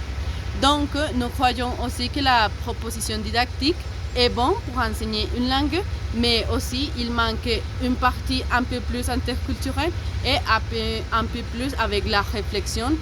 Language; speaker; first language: French; non-native, learner; Spanish